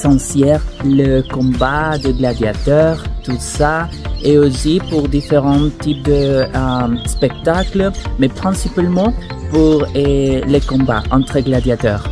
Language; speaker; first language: French; non-native, fluent; Spanish